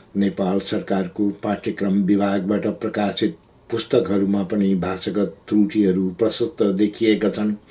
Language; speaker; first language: Nepali; non-native, local second language; Gurung